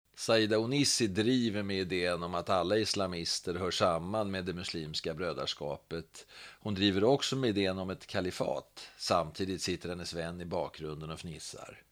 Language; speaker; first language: Swedish; native; Swedish